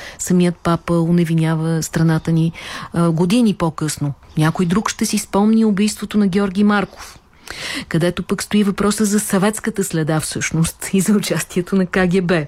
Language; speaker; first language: Bulgarian; native; Bulgarian